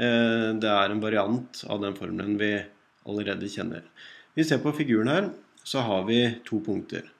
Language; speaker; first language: Norwegian; native; Norwegian